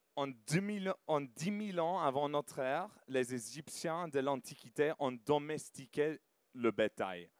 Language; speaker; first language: French; non-native, fluent; English